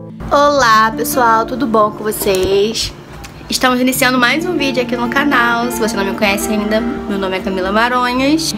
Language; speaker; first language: Portuguese; native; Portuguese